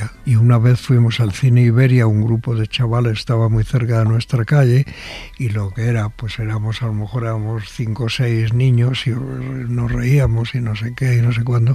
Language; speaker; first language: Spanish; native; Spanish